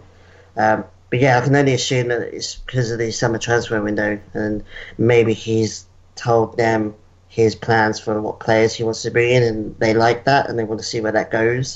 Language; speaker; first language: English; native; English